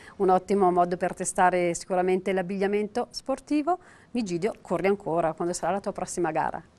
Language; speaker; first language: Italian; native; Italian